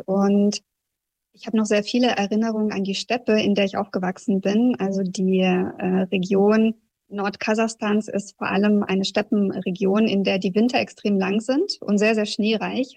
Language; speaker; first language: German; early bilingual, other home language; Russian